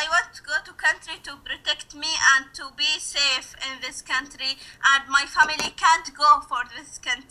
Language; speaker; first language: English; non-native, learner; Arabic